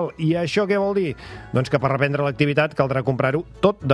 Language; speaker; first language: Catalan; native; Catalan